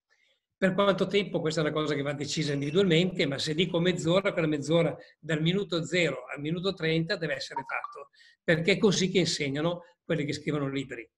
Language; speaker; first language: Italian; native; Italian